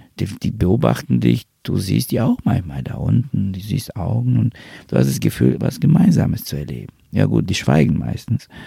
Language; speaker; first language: German; non-native, fluent; Bulgarian